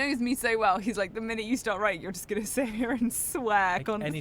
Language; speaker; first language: English; native; English